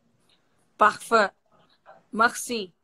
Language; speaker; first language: French; non-native, learner; Portuguese